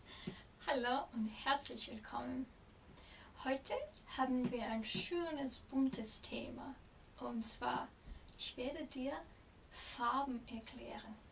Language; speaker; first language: German; non-native, fluent; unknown